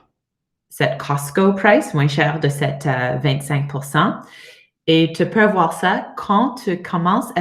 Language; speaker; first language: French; non-native, learner; English